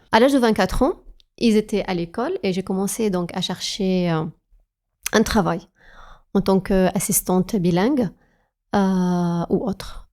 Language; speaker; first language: French; non-native, fluent; Arabic